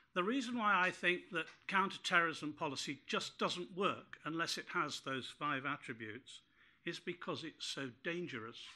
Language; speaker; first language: English; native; English